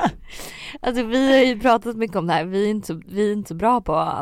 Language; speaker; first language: Swedish; native; Swedish